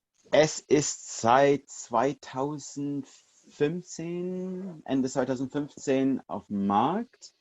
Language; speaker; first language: German; non-native, fluent; English